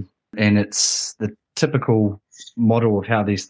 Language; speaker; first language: English; native; English